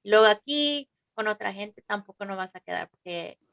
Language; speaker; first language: Spanish; early bilingual, heritage; Spanish